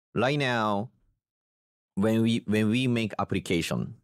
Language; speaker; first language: English; non-native, fluent; Japanese